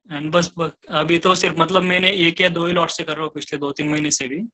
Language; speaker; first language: Hindi; non-native, local second language; Marathi